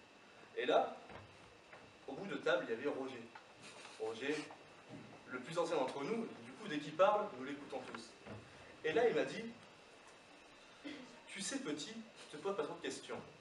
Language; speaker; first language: French; native; French